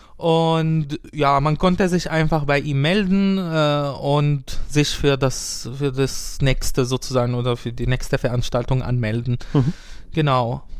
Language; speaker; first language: German; non-native, fluent; Arabic